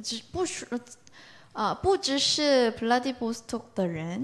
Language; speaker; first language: Chinese; non-native, learner; Korean